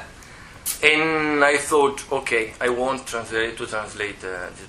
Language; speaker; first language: English; non-native, learner; Italian